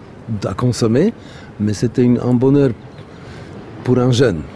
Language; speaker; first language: French; non-native, fluent; Polish